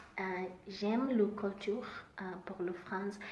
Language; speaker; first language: French; non-native, learner; Southern Sotho